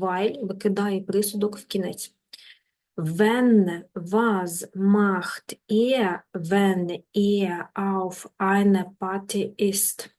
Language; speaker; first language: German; non-native, fluent; Ukrainian